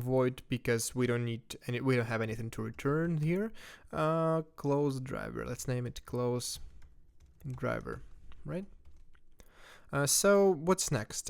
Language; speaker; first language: English; non-native, fluent; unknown